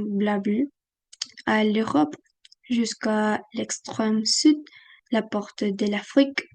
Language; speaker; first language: French; non-native, fluent; Spanish